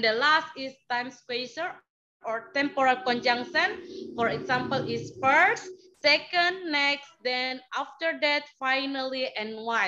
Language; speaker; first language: English; non-native, learner; Indonesian